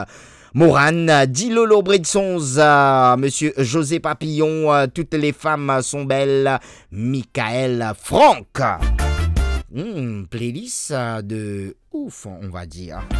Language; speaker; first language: French; non-native, local second language; Morisyen